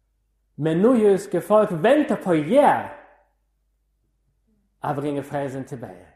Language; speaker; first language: Danish; non-native, fluent; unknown